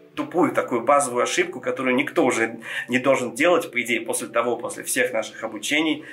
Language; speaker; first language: Russian; non-native, local second language; Georgian